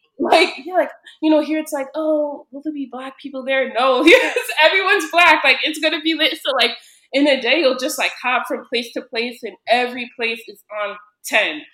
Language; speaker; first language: English; early bilingual, other home language; Yoruba